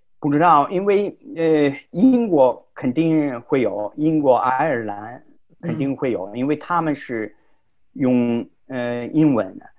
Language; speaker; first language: Chinese; non-native, fluent; Italian